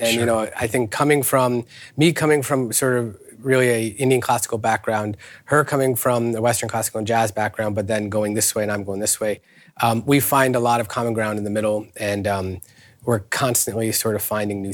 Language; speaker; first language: English; native; English